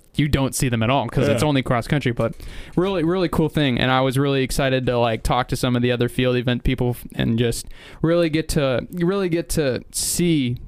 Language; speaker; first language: English; native; English